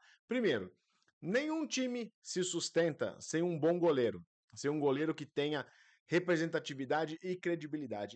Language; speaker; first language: Portuguese; native; Portuguese